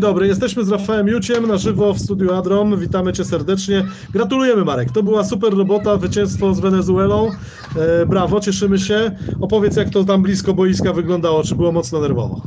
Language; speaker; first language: Polish; native; Polish